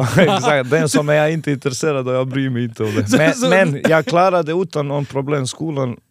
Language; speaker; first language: Swedish; non-native, fluent; Serbian